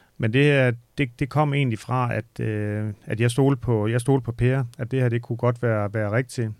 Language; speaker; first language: Danish; native; Danish